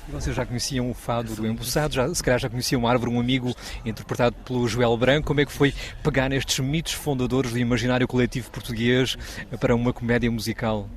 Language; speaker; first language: Portuguese; native; Portuguese